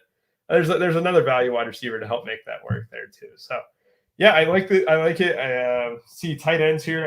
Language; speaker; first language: English; native; English